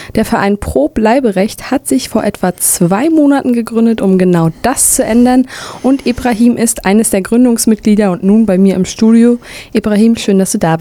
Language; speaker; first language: German; native; German